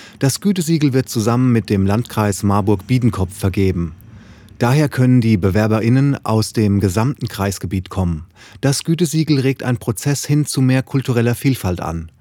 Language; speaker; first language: German; native; German